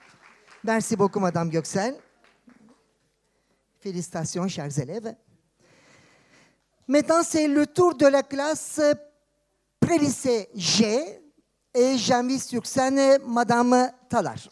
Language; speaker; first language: French; non-native, fluent; Turkish